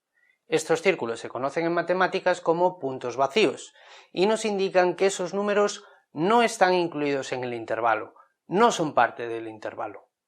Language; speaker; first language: Spanish; native; Spanish